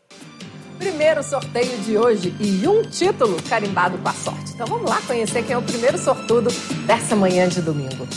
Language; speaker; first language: Portuguese; native; Portuguese